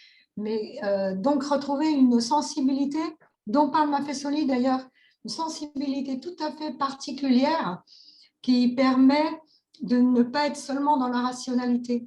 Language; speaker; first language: French; native; French